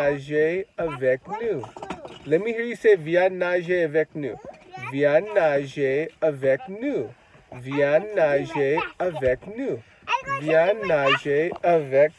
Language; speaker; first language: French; non-native, learner; English